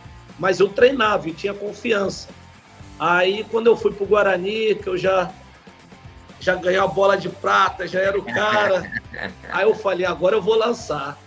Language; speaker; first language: Portuguese; native; Portuguese